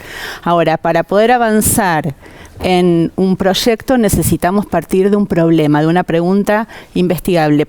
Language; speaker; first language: Spanish; native; Spanish